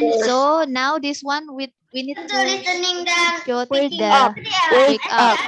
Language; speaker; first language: English; non-native, fluent; Indonesian